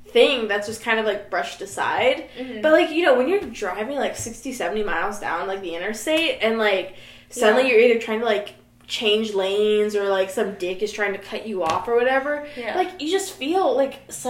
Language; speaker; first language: English; native; English